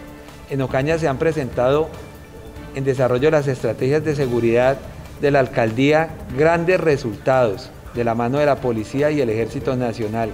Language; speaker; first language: Spanish; native; Spanish